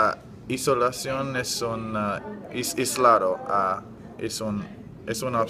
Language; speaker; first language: Spanish; non-native, learner; English